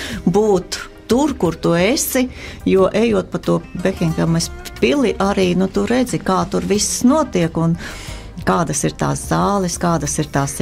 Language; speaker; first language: Latvian; native; Latvian